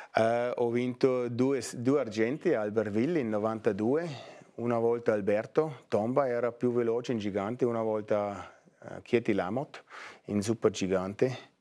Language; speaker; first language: Italian; non-native, fluent; German